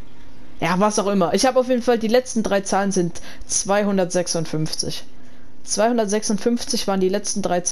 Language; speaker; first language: German; native; German